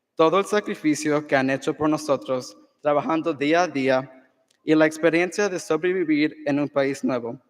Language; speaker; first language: Spanish; early bilingual, heritage; Spanish